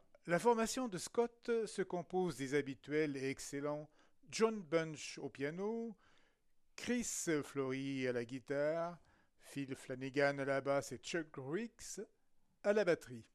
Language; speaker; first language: French; native; French